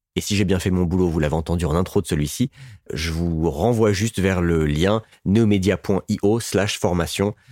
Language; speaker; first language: French; native; French